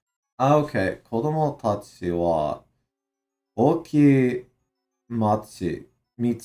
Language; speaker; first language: Japanese; non-native, learner; English